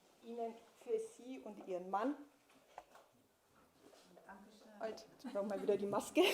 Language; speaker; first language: German; native; German